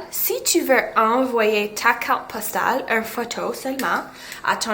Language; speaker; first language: French; non-native, local second language; English